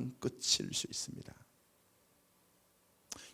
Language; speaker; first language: Korean; native; Korean